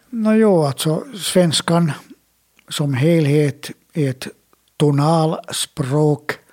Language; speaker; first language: Swedish; native; Swedish